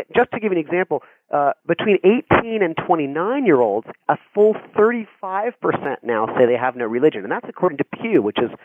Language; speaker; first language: English; native; English